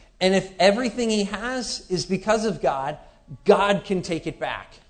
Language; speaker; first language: English; native; English